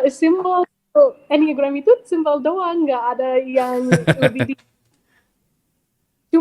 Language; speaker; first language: Indonesian; non-native, fluent; English